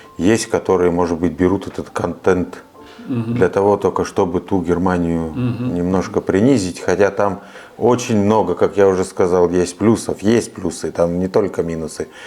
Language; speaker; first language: Russian; native; Russian